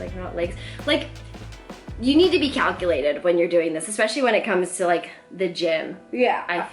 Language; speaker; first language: English; native; English